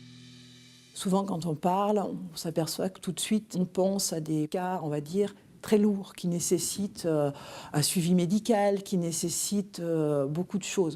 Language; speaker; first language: French; native; French